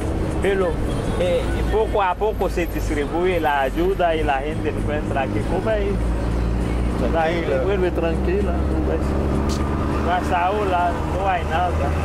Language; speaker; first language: Spanish; non-native, fluent; Haitian Creole